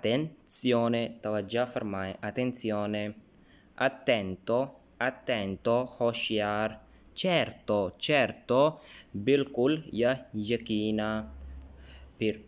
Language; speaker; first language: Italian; non-native, learner; Urdu